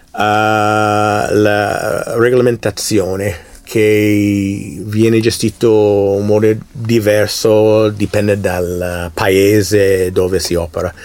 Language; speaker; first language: Italian; non-native, fluent; English